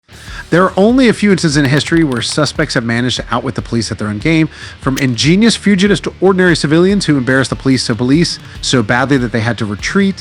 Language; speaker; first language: English; native; English